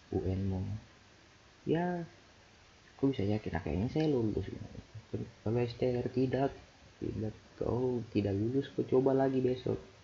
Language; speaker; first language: Indonesian; native; Indonesian